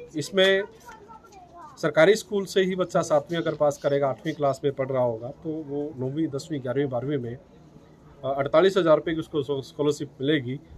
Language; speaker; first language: Hindi; native; Hindi